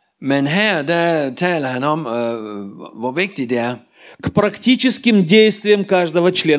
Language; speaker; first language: Danish; non-native, learner; Russian